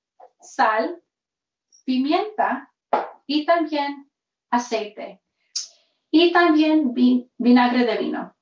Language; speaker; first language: Spanish; early bilingual, heritage; Spanish